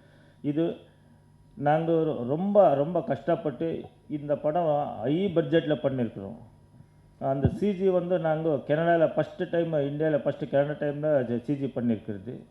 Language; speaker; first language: Tamil; non-native, learner; Kannada